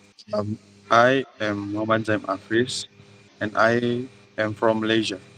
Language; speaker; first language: English; non-native, learner; Malay